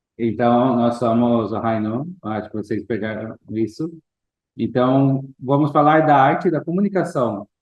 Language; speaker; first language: Portuguese; non-native, fluent; English